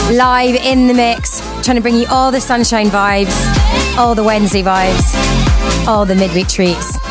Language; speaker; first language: English; native; English